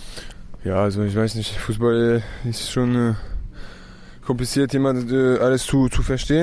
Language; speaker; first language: German; non-native, fluent; French